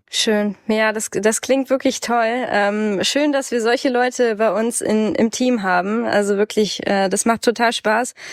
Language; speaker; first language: German; native; German